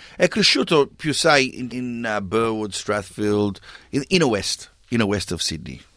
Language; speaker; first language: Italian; early bilingual, heritage; English